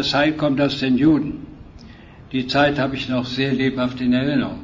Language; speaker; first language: German; native; German